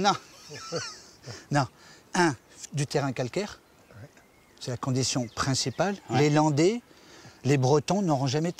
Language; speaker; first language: French; native; French